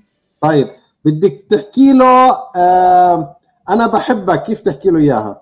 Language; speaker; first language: Arabic; native; Arabic